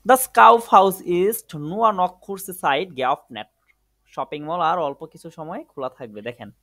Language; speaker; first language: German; non-native, fluent; Bangla